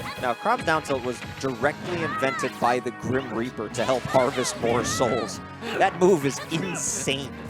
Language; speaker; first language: English; native; English